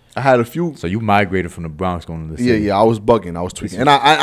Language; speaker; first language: English; native; English